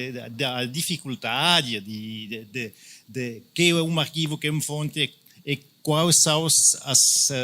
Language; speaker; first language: Portuguese; non-native, fluent; Italian